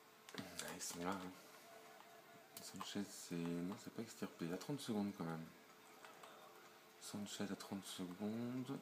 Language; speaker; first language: French; native; French